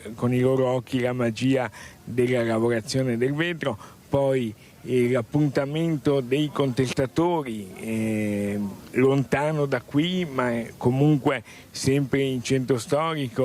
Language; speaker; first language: Italian; native; Italian